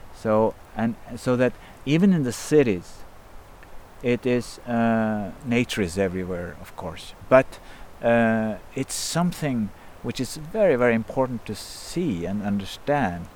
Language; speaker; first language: English; non-native, fluent; Norwegian